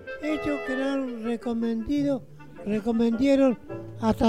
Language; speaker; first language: Spanish; native; Spanish